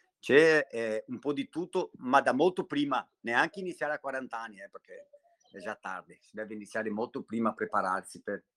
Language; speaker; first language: Italian; non-native, fluent; Portuguese